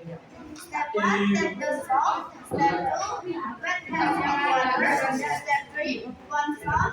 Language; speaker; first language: English; non-native, learner; Indonesian